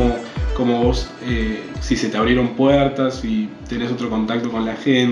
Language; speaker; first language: Spanish; native; Spanish